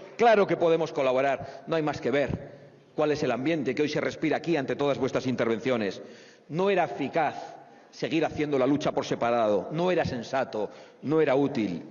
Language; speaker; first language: Spanish; native; Spanish